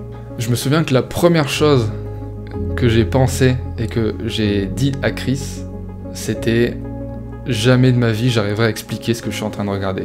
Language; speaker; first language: French; native; French